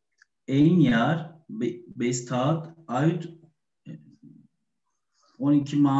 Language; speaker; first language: Dutch; non-native, learner; Turkish